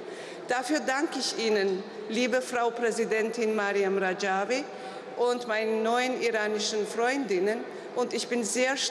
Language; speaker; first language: German; non-native, fluent; Georgian